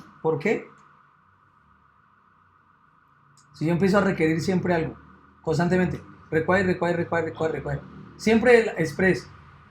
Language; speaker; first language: Spanish; native; Spanish